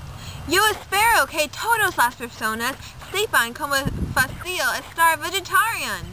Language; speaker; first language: Spanish; non-native, learner; English